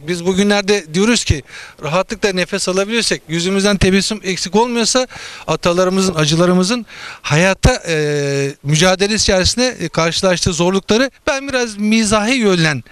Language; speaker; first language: Turkish; native; Turkish